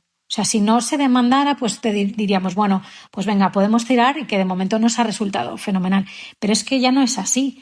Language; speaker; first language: Spanish; native; Spanish